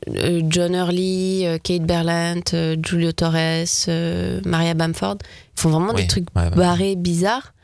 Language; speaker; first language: French; native; French